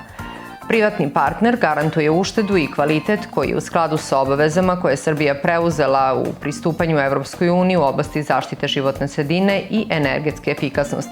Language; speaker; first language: Serbian; native; Serbian